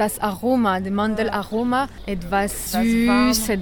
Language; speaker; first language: German; non-native, learner; French